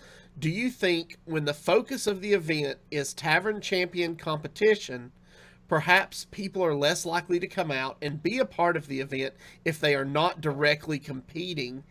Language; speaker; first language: English; native; English